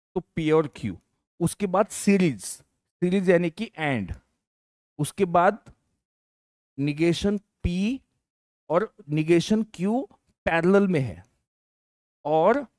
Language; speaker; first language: Hindi; non-native, local second language; Marathi